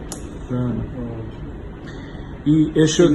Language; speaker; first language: Russian; non-native, learner; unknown